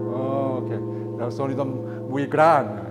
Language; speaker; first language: Spanish; non-native, fluent; Korean